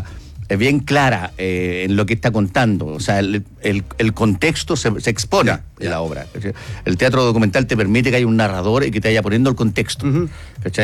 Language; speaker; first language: Spanish; native; Spanish